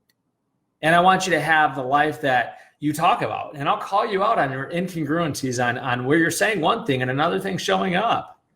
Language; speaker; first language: English; native; English